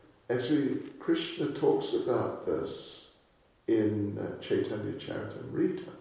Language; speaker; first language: English; native; English